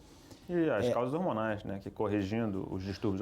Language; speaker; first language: Portuguese; native; Portuguese